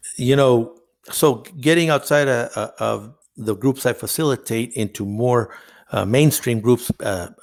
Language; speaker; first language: English; non-native, fluent; Spanish